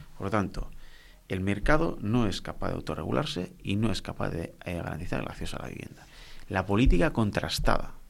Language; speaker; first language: Spanish; non-native, local second language; Basque